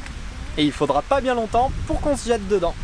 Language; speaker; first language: French; native; French